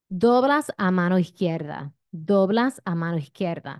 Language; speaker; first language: Spanish; non-native, fluent; English